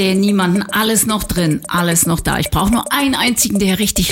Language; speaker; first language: German; native; German